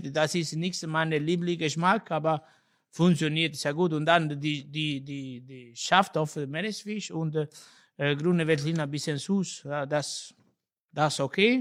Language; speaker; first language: German; non-native, learner; Italian